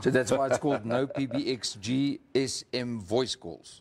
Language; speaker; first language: English; non-native, local second language; Afrikaans